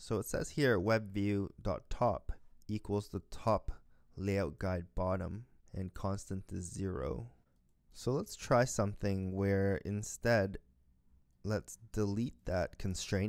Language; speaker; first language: English; native; English